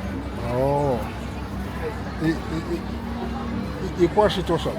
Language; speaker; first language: Chinese; non-native, learner; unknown